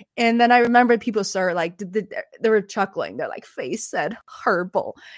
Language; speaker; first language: English; non-native, fluent; Chinese